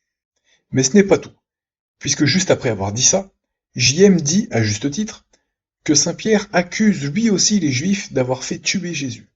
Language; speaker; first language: French; native; French